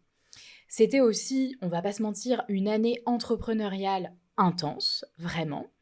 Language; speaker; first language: French; native; French